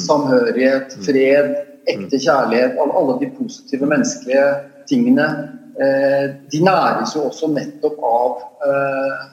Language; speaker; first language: Norwegian; native; Norwegian